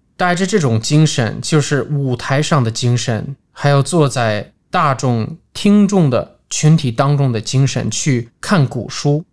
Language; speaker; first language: Chinese; non-native, fluent; English